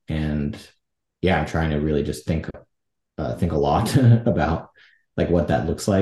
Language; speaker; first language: English; native; English